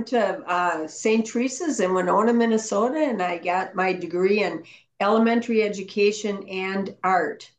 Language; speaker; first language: English; native; English